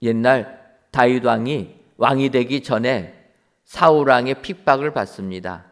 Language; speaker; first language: Korean; native; Korean